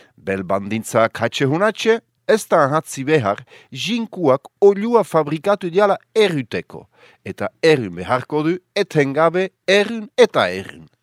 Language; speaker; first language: Basque; native; Basque